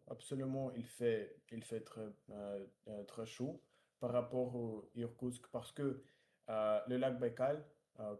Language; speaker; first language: French; non-native, learner; Russian